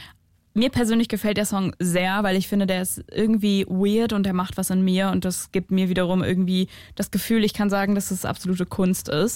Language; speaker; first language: German; native; German